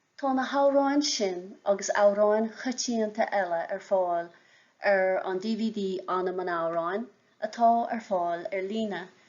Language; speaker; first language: Irish; non-native, local second language; English